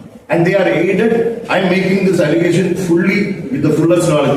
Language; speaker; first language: English; non-native, local second language; Tamil